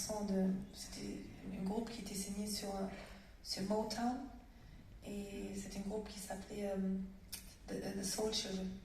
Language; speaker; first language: French; non-native, fluent; German